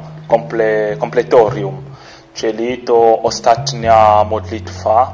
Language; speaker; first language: Polish; non-native, fluent; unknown